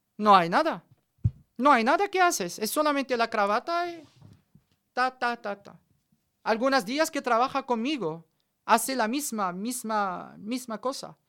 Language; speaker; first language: Spanish; non-native, learner; Arabic